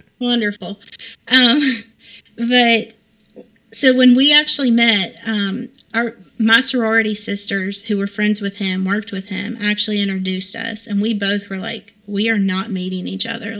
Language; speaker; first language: English; native; English